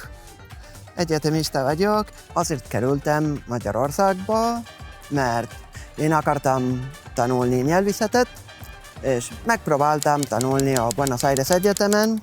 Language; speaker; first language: Hungarian; non-native, fluent; Spanish